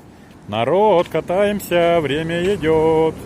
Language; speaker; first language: Russian; native; Russian